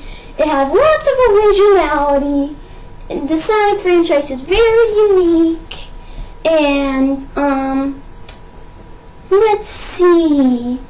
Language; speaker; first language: English; native; English